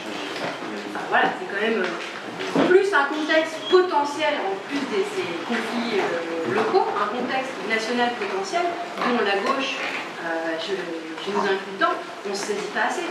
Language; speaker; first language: French; native; French